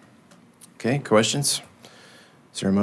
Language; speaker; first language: English; native; English